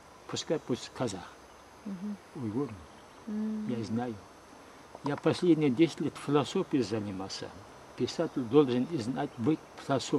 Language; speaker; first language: Russian; non-native, local second language; Uyghur